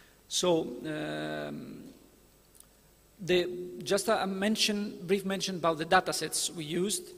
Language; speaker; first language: English; non-native, fluent; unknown